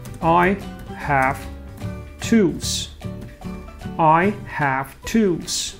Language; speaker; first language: English; non-native, fluent; Russian